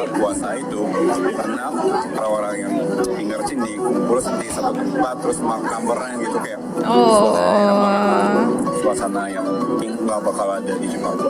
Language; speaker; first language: Indonesian; non-native, fluent; Korean